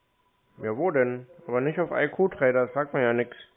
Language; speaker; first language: German; native; German